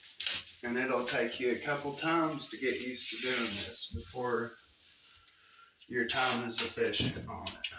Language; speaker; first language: English; native; English